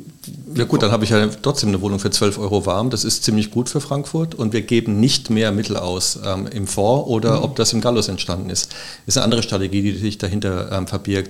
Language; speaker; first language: German; native; German